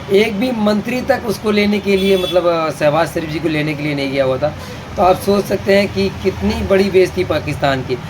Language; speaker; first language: Hindi; native; Hindi